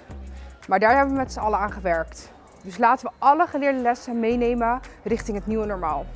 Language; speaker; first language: Dutch; native; Dutch